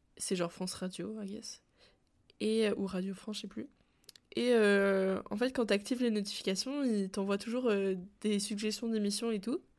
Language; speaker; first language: French; native; French